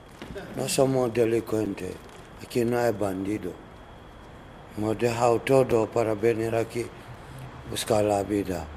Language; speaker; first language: Spanish; non-native, learner; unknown